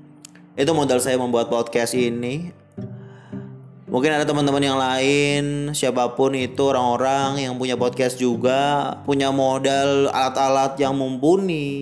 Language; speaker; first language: Indonesian; native; Indonesian